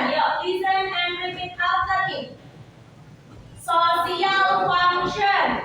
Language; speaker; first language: English; non-native, learner; Indonesian